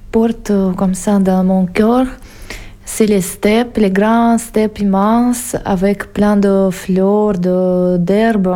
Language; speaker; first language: French; non-native, fluent; Russian